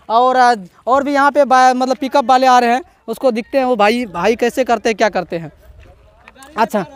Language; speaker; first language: Hindi; native; Hindi